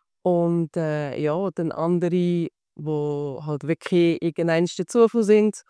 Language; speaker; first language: German; native; German